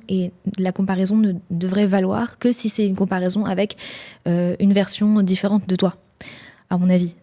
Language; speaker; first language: French; native; French